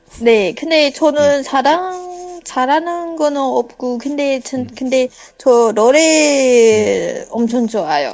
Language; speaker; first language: Korean; non-native, learner; Chinese